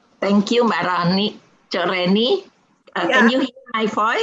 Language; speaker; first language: English; non-native, fluent; Indonesian